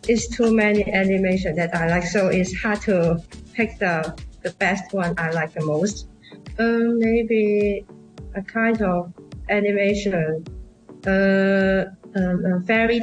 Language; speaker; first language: English; non-native, local second language; Cantonese